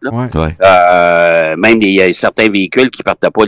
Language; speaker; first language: French; native; French